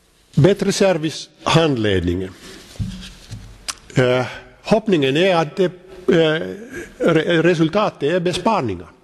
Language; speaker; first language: Swedish; non-native, local second language; Finnish